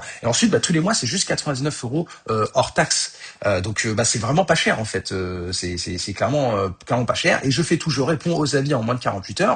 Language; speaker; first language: French; native; French